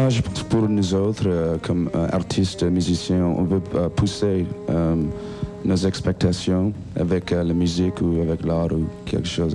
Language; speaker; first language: French; non-native, local second language; English